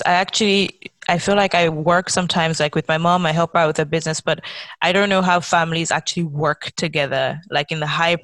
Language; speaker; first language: English; non-native, local second language; Yoruba